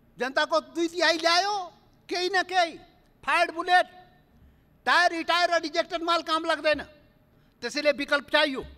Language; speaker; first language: Nepali; non-native, local second language; Maithili